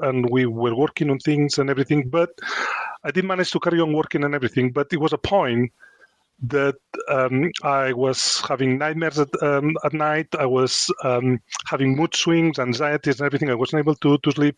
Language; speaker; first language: English; non-native, fluent; Spanish